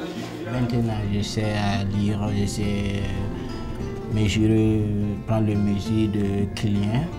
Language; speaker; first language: French; non-native, learner; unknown